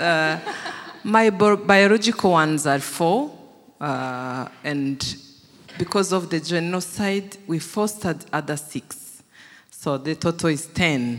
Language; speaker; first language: English; non-native, local second language; Kinyarwanda